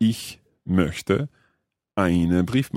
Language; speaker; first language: German; non-native, learner; English